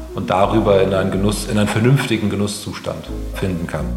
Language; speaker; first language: German; native; German